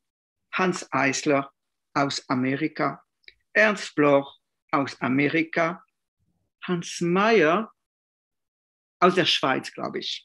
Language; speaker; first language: German; non-native, fluent; French